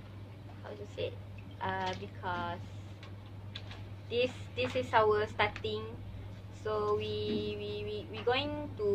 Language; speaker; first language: English; non-native, learner; Malay